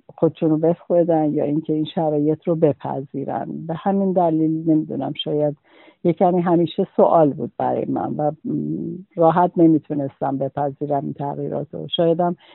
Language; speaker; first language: Persian; native; Persian